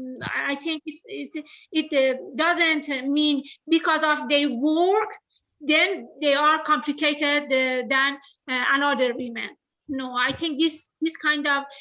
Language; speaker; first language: English; non-native, learner; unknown